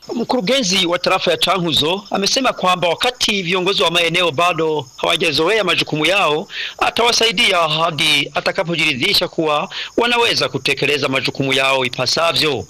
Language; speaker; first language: Swahili; non-native, local second language; Rundi